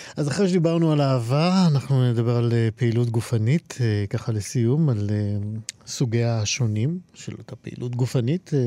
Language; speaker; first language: Hebrew; native; Hebrew